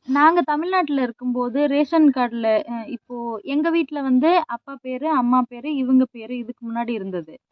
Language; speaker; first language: Tamil; native; Tamil